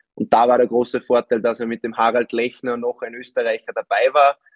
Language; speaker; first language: German; native; German